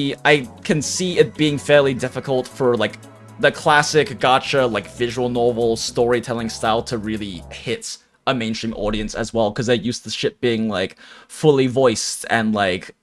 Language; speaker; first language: English; native; English